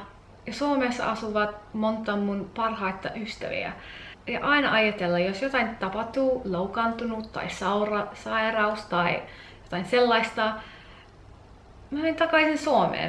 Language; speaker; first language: Finnish; non-native, learner; English